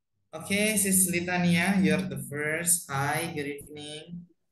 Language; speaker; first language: English; non-native, fluent; Indonesian